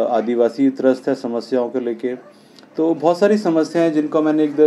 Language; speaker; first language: Hindi; native; Hindi